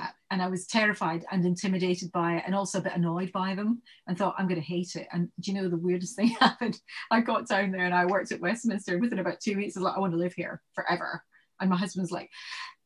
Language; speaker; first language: English; native; English